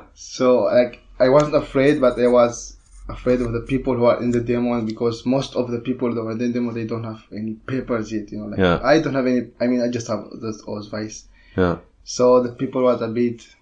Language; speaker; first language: English; non-native, learner; Arabic